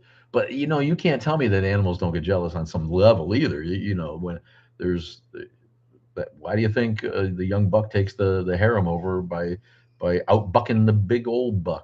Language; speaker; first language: English; native; English